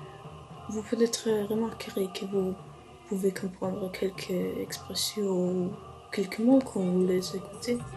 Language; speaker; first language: French; non-native, learner; German